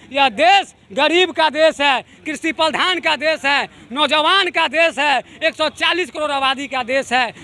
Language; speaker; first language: Hindi; native; Hindi